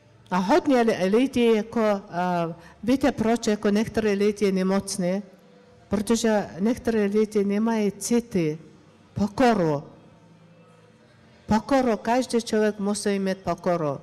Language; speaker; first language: Czech; non-native, learner; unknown